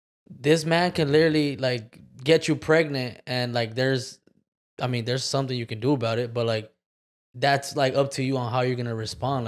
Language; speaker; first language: English; native; English